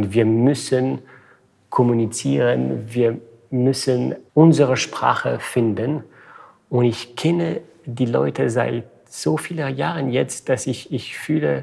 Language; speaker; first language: German; non-native, fluent; French